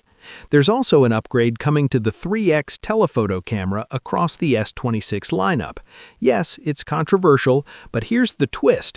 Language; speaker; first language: English; native; English